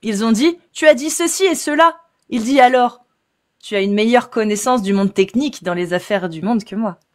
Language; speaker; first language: French; native; French